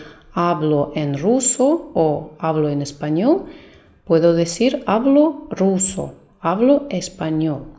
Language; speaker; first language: Spanish; non-native, fluent; Russian